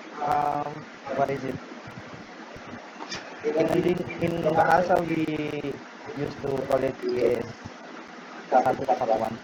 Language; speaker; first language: English; non-native, learner; Indonesian